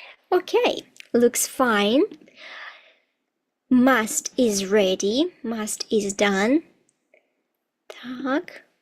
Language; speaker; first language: English; non-native, fluent; Ukrainian